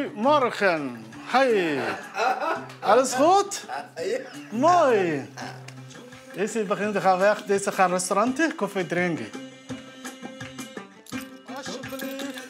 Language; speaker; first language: Dutch; non-native, learner; Somali